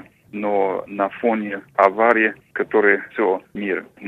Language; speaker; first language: Russian; non-native, fluent; English